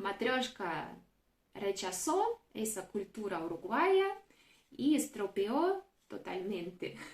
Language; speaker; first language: Spanish; non-native, fluent; Russian